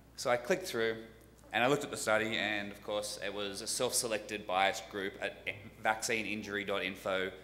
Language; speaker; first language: English; native; English